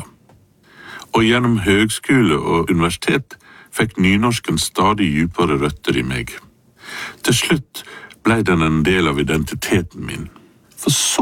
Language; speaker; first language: Norwegian; non-native, fluent; English